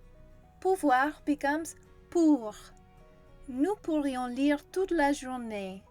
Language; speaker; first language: French; non-native, fluent; English